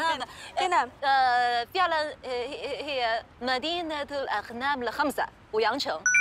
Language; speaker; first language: Arabic; non-native, learner; Chinese